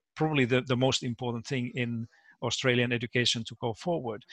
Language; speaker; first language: English; non-native, fluent; Finnish